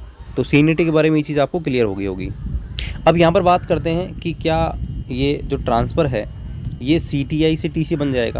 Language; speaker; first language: Hindi; native; Hindi